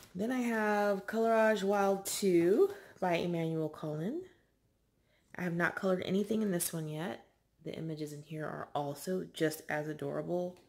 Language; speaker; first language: English; native; English